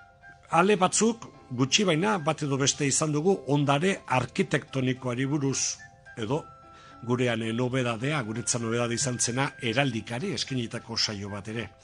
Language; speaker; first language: Basque; native; Basque